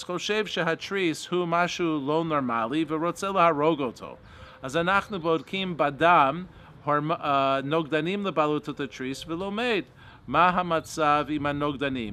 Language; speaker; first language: Hebrew; non-native, fluent; English